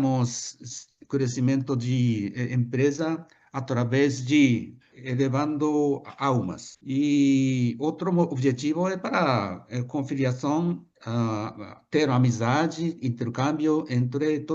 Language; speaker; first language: Portuguese; non-native, fluent; Japanese